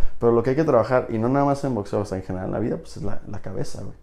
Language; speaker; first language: Spanish; native; Spanish